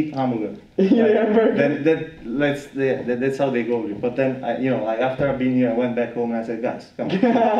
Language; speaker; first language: English; non-native, fluent; Italian